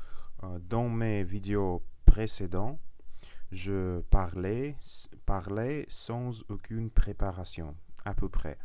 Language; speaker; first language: French; non-native, learner; Russian